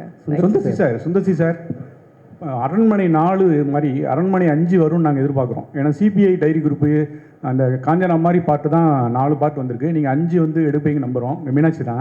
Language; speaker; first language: Tamil; native; Tamil